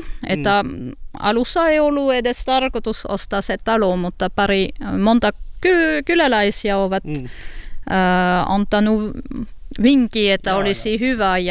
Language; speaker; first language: Finnish; non-native, learner; French